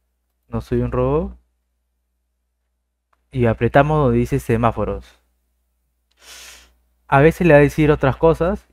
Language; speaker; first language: Spanish; native; Spanish